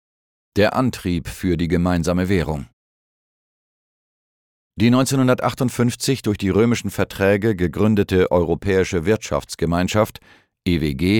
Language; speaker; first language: German; native; German